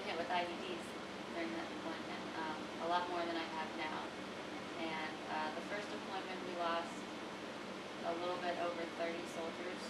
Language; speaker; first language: English; native; English